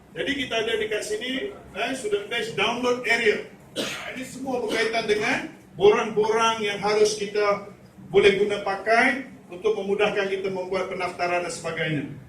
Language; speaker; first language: Malay; native; Malay